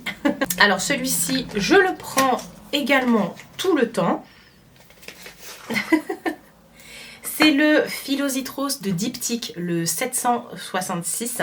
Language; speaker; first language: French; native; French